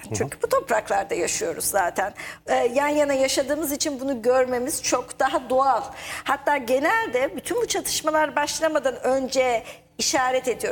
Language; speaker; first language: Turkish; native; Turkish